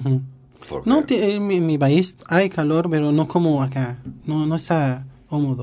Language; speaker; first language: Spanish; non-native, learner; Arabic